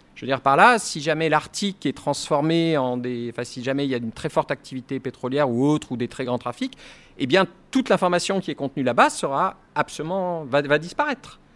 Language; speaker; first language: French; native; French